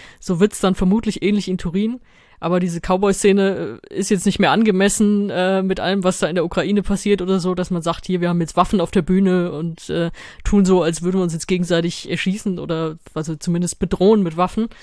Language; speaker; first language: German; native; German